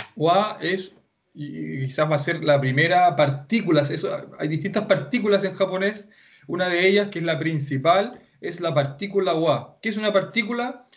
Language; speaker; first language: Spanish; native; Spanish